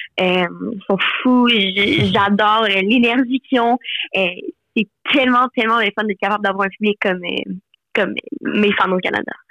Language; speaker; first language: French; non-native, local second language; English